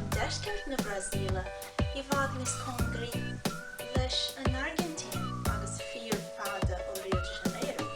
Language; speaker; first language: Irish; non-native, fluent; Portuguese